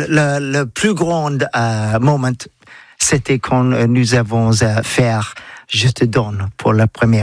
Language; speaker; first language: French; non-native, learner; English